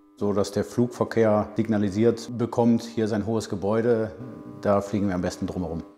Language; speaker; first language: German; native; German